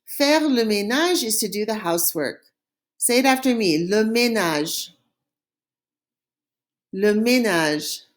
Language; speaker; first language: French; non-native, fluent; English